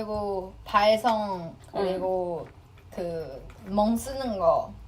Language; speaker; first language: Korean; non-native, fluent; Chinese